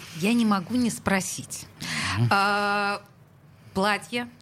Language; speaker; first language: Russian; native; Russian